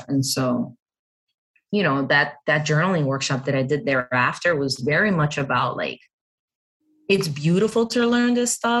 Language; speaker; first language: English; native; English